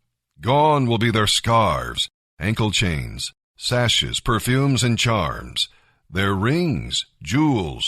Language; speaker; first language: English; native; English